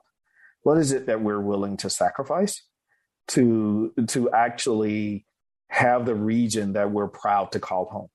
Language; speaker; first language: English; native; English